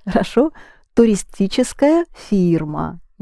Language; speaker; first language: Russian; non-native, fluent; English